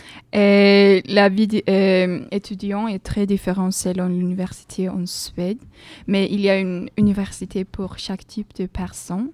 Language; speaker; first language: French; non-native, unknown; Swedish